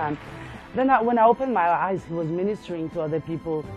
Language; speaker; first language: English; non-native, local second language; Morisyen